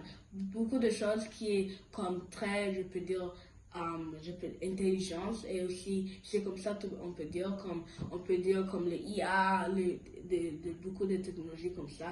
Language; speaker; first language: French; early bilingual, other home language; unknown